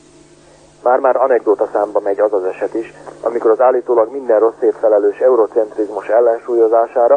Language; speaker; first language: Hungarian; native; Hungarian